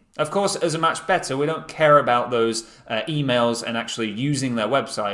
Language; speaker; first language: English; native; English